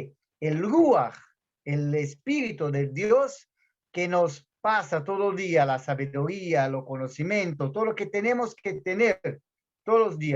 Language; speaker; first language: Spanish; non-native, fluent; Portuguese